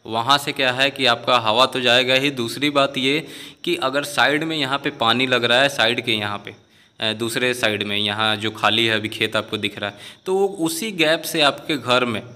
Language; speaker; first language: Hindi; native; Hindi